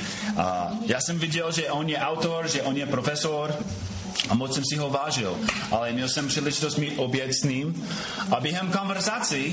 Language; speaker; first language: Czech; non-native, fluent; English